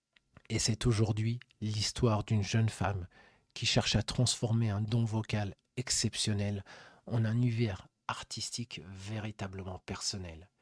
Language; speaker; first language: French; native; French